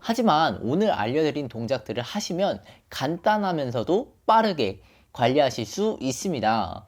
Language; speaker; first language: Korean; native; Korean